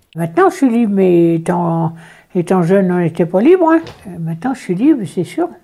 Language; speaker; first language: French; native; French